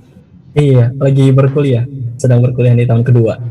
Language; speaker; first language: Indonesian; native; Indonesian